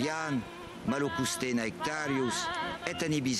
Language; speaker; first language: Russian; non-native, learner; French